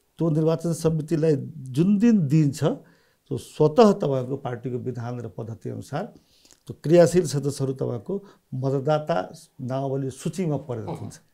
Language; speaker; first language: Nepali; non-native, local second language; Maithili